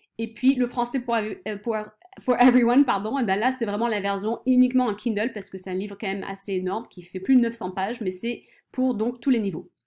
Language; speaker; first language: French; non-native, fluent; English